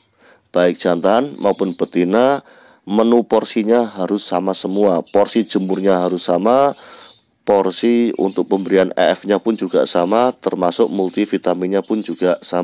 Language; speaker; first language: Indonesian; native; Indonesian